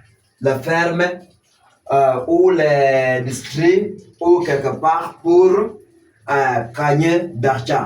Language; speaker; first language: French; non-native, fluent; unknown